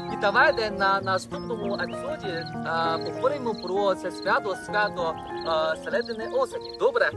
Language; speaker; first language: Ukrainian; non-native, fluent; Chinese